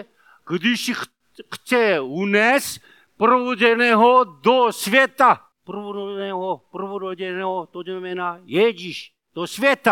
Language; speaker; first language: Czech; non-native, learner; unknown